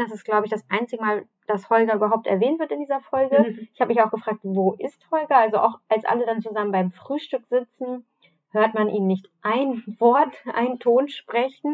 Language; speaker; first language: German; native; German